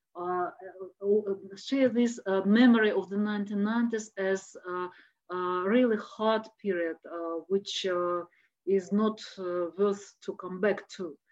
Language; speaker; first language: English; non-native, fluent; Russian